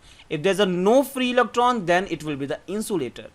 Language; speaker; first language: English; non-native, local second language; Hindi